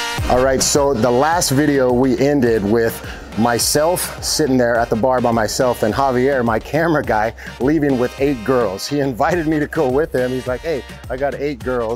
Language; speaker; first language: English; native; English